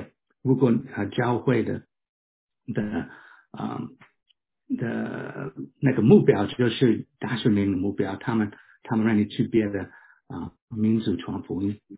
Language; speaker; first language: Chinese; non-native, fluent; English